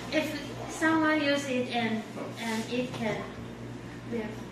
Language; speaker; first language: English; non-native, learner; Chinese